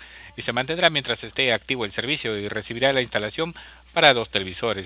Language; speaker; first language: Spanish; native; Spanish